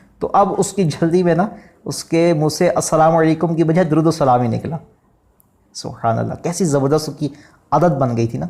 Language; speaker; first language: Urdu; non-native, local second language; Punjabi